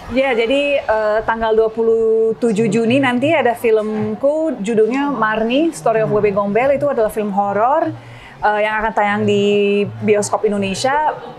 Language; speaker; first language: Indonesian; early bilingual, heritage; English